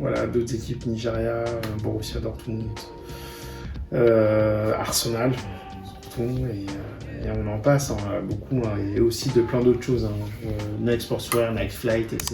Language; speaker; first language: French; native; French